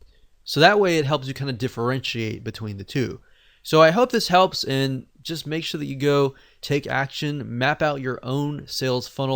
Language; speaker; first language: English; native; English